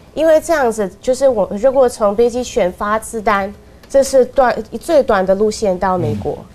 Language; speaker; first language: Chinese; non-native, fluent; Russian